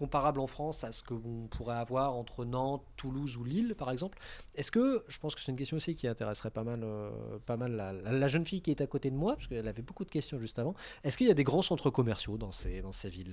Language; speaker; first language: French; native; French